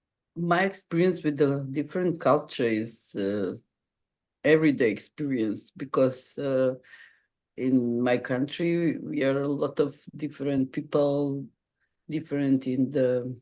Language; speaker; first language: English; non-native, fluent; Macedonian